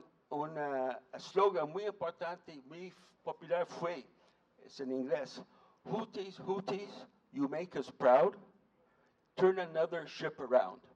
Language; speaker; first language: Spanish; non-native, fluent; English